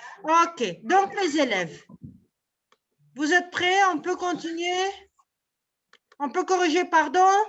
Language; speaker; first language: French; non-native, local second language; Arabic